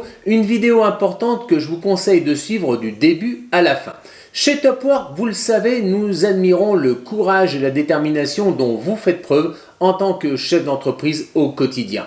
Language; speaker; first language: French; native; French